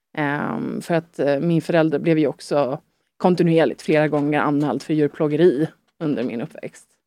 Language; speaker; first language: Swedish; native; Swedish